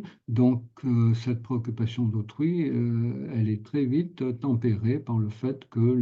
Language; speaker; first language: French; native; French